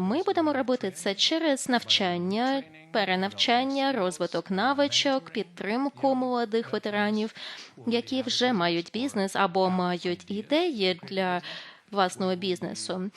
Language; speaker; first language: Ukrainian; non-native, fluent; Lithuanian